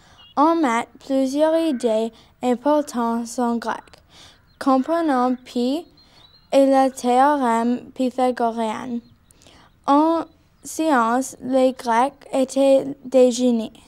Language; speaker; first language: French; non-native, learner; English